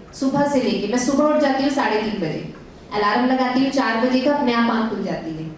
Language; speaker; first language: Hindi; native; Hindi